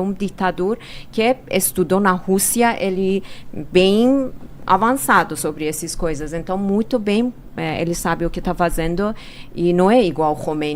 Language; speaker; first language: Portuguese; non-native, fluent; Persian